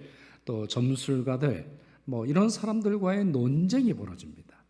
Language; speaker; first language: Korean; native; Korean